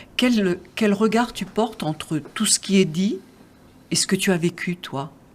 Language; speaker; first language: French; native; French